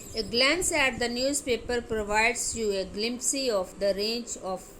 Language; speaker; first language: English; non-native, local second language; Hindi